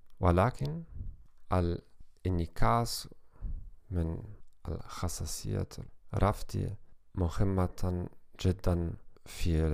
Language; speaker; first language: Arabic; non-native, learner; German